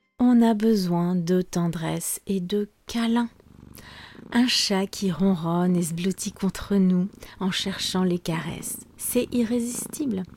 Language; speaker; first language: French; native; French